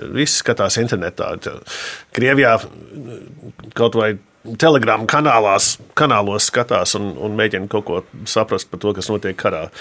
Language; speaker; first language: Latvian; early bilingual, heritage; Latvian